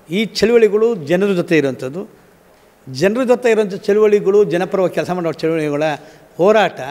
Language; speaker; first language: Kannada; native; Kannada